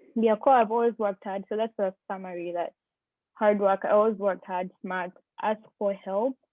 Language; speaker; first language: English; non-native, local second language; Swahili